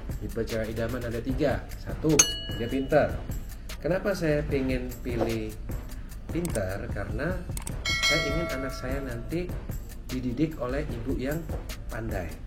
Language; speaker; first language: Indonesian; native; Indonesian